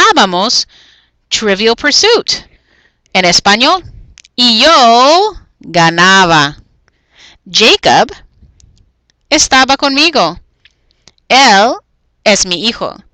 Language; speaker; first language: Spanish; non-native, fluent; English